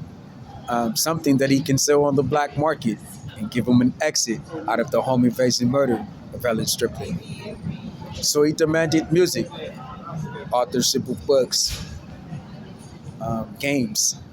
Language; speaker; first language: English; native; English